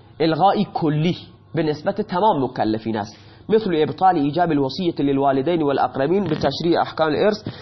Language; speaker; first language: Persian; non-native, local second language; Baluchi